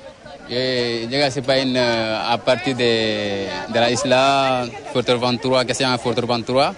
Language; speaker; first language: Spanish; non-native, learner; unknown